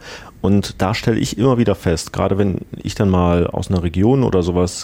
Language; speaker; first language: German; native; German